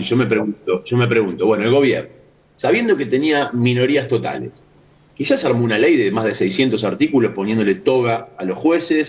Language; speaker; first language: Spanish; native; Spanish